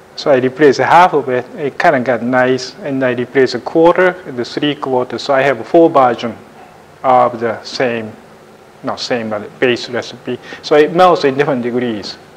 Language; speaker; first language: English; non-native, fluent; Japanese